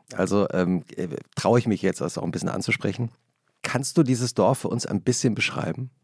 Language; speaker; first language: German; native; German